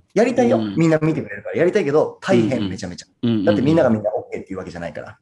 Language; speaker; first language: Japanese; native; Japanese